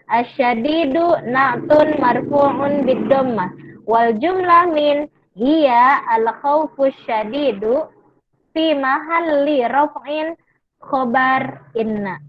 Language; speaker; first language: Arabic; non-native, fluent; Indonesian